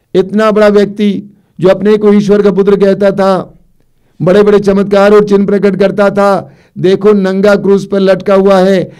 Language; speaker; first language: Hindi; native; Hindi